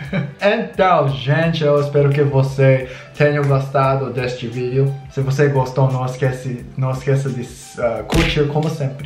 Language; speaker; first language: Portuguese; non-native, learner; English